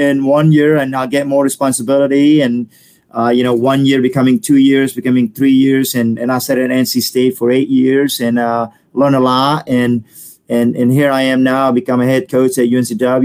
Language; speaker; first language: English; non-native, fluent; Indonesian